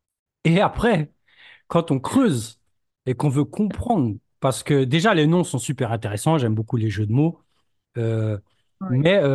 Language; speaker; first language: French; native; French